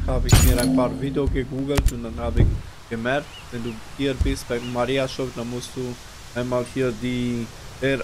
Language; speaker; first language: German; non-native, fluent; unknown